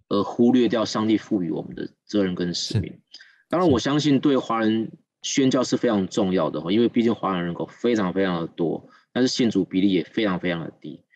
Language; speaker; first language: Chinese; native; Chinese